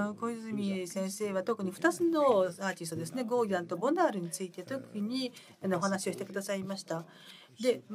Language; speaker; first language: Japanese; non-native, fluent; French